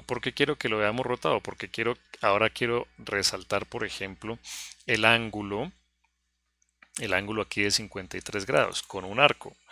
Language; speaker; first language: Spanish; native; Spanish